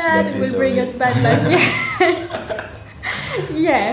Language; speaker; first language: English; non-native, fluent; French